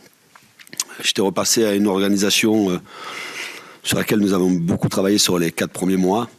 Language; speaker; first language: French; native; French